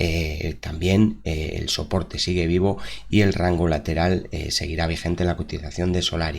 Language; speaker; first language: Spanish; native; Spanish